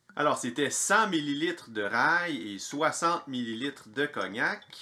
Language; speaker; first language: French; native; French